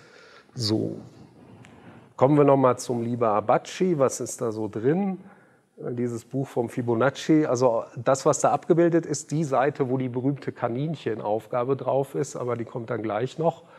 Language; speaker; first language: German; native; German